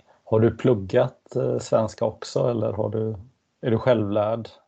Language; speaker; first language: Swedish; native; Swedish